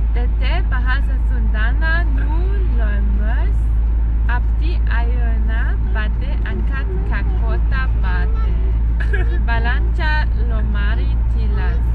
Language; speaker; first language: Sundanese; non-native, learner; German